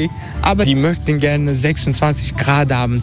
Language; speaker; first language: German; non-native, learner; Turkish